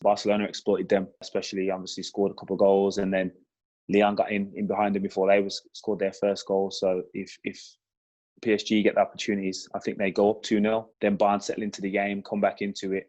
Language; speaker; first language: English; native; English